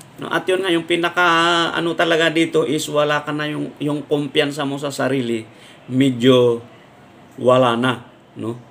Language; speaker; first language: Filipino; non-native, local second language; Iloko